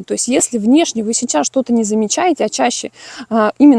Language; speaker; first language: Russian; native; Russian